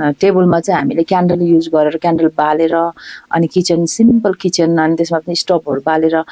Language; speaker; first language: Nepali; non-native, local second language; Sherpa